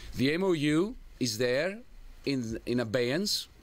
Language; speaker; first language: English; non-native, fluent; Greek